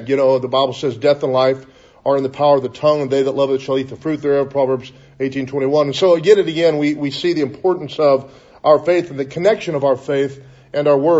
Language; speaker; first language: English; native; English